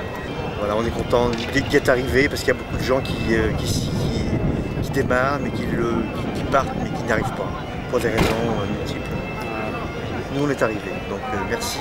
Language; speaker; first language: French; native; French